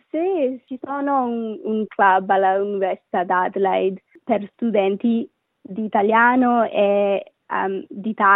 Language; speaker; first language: Italian; non-native, fluent; Sinhala